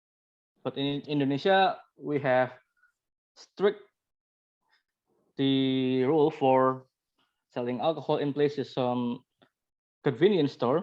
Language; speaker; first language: English; non-native, learner; Indonesian